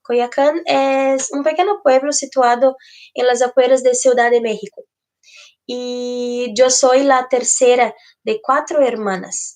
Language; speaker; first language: Spanish; non-native, fluent; Portuguese